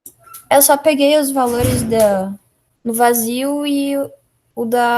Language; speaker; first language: Portuguese; native; Portuguese